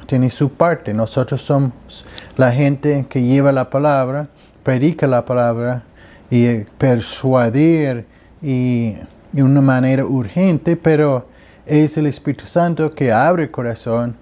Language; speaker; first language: Spanish; non-native, learner; English